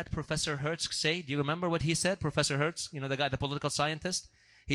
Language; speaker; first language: English; native; English